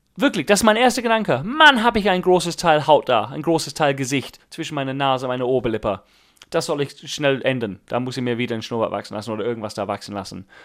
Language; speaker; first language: German; non-native, fluent; English